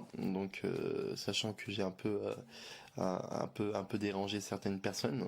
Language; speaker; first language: French; native; French